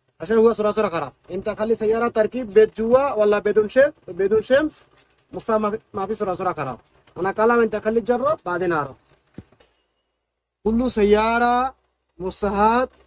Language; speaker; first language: Arabic; non-native, learner; Bangla